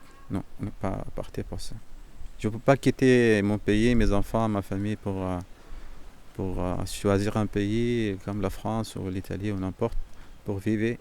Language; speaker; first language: French; non-native, fluent; Arabic